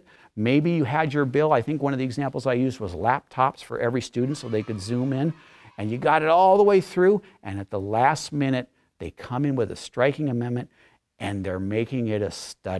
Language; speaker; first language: English; native; English